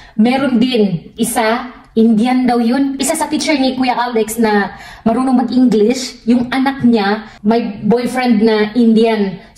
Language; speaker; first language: Filipino; non-native, local second language; Cebuano